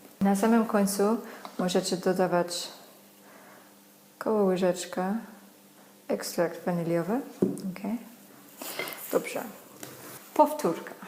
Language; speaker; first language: Polish; non-native, learner; English